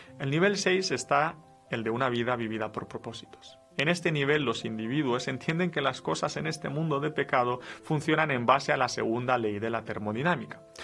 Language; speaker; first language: Spanish; non-native, fluent; Romanian